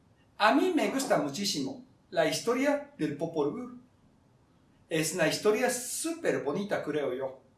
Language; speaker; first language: Spanish; non-native, fluent; Japanese